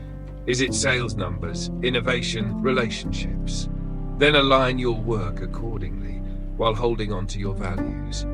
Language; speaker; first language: English; native; English